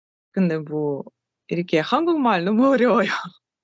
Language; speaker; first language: Korean; non-native, learner; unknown